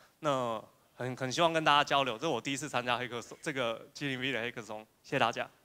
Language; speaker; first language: Chinese; native; Chinese